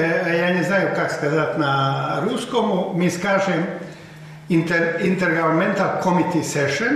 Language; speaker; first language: Russian; non-native, learner; Croatian